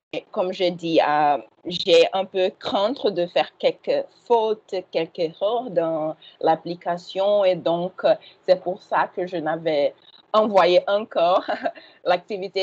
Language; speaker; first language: French; non-native, fluent; Portuguese